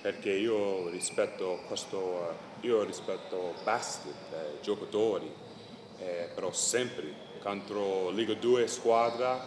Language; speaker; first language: Italian; non-native, learner; English